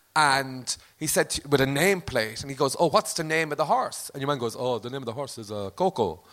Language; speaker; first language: English; native; English